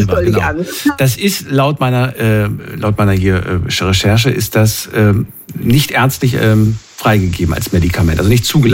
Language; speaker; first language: German; native; German